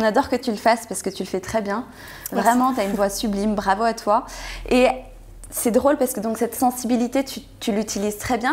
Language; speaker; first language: French; native; French